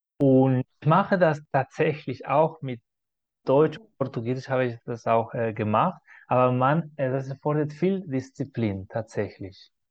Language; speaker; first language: German; non-native, fluent; Spanish